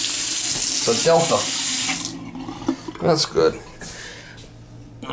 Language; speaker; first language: English; native; English